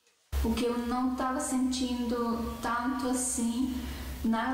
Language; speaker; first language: Portuguese; non-native, fluent; Estonian